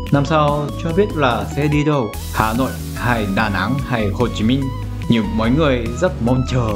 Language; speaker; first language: Vietnamese; non-native, fluent; Japanese